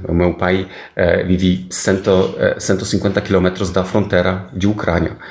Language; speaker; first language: Portuguese; non-native, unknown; Polish